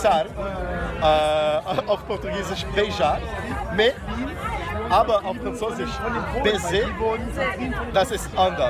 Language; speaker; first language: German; non-native, fluent; Portuguese